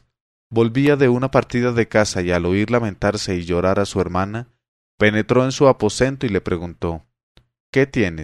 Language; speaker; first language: Spanish; native; Spanish